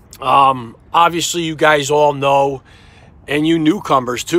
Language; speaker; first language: English; native; English